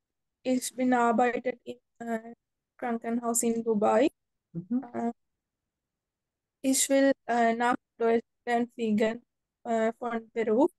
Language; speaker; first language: German; non-native, learner; Sinhala